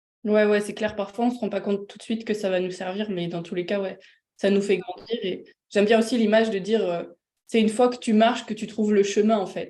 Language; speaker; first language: French; native; French